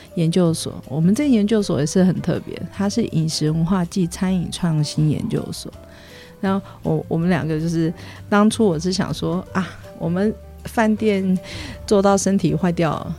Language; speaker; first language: Chinese; native; Chinese